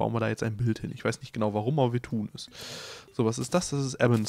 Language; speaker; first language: German; native; German